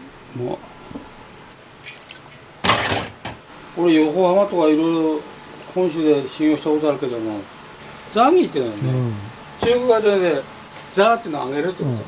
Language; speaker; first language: Japanese; native; Japanese